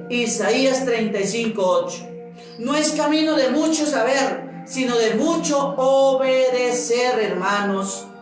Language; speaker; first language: Spanish; native; Spanish